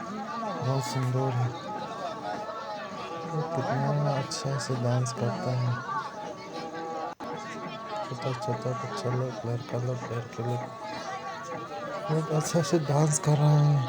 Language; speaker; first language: Hindi; non-native, local second language; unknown